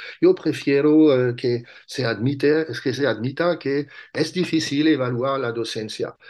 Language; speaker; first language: Spanish; non-native, fluent; French